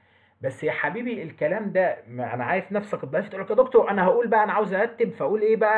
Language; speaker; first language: Arabic; native; Arabic